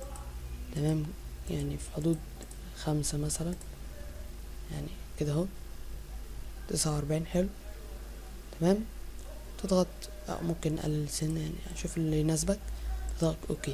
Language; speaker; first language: Arabic; native; Arabic